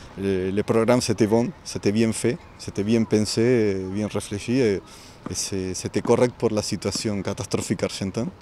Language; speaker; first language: French; non-native, fluent; Spanish